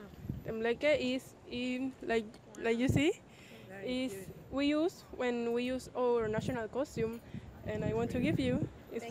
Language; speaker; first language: English; non-native, learner; Spanish